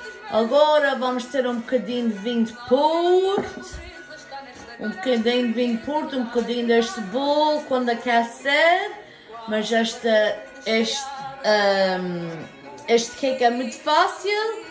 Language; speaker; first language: Portuguese; early bilingual, heritage; Portuguese